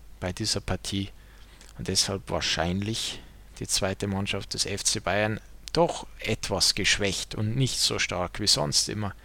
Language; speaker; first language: German; native; German